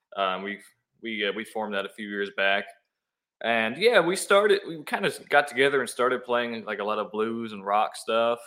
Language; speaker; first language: English; native; English